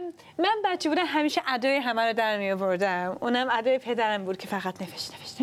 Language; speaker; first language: Persian; early bilingual, other home language; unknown